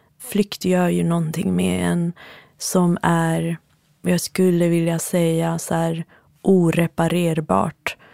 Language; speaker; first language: Swedish; early bilingual, other home language; Central Kurdish